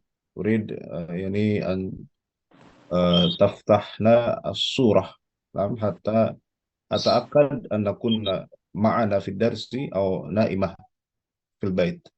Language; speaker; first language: Arabic; non-native, fluent; Indonesian